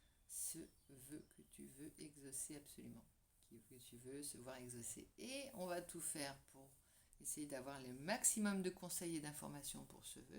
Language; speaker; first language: French; native; French